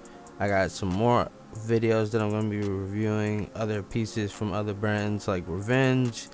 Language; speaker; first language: English; native; English